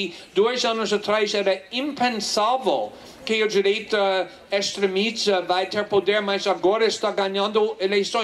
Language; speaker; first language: Portuguese; non-native, fluent; English